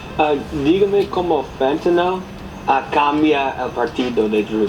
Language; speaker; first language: Spanish; non-native, learner; English